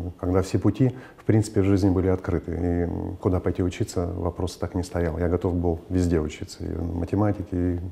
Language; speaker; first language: Russian; native; Russian